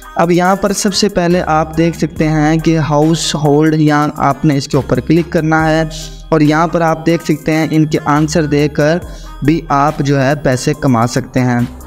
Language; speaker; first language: Urdu; non-native, local second language; Punjabi